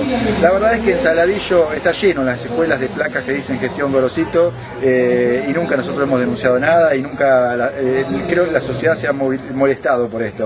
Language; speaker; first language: Spanish; native; Spanish